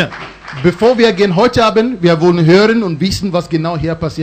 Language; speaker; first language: German; non-native, learner; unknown